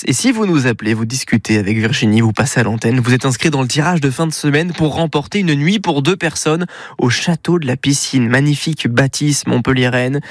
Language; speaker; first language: French; native; French